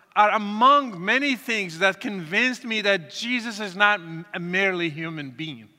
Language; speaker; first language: English; non-native, fluent; Arabic